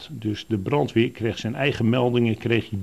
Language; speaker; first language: Dutch; native; Dutch